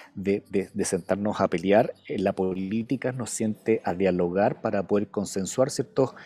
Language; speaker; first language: Spanish; native; Spanish